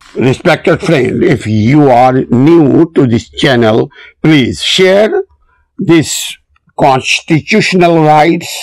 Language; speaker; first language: English; non-native, local second language; Urdu